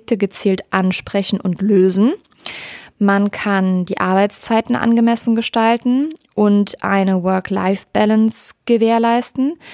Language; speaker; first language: German; native; German